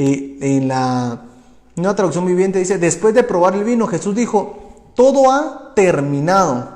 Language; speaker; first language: Spanish; native; Spanish